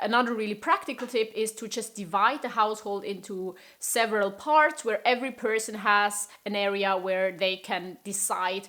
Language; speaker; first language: English; non-native, fluent; German